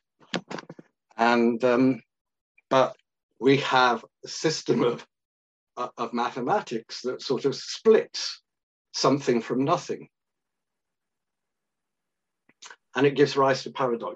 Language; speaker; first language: English; native; English